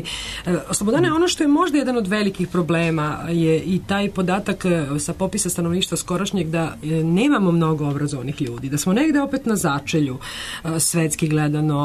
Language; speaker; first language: Serbian; native; Serbian